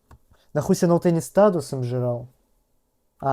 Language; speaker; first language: Portuguese; non-native, learner; Russian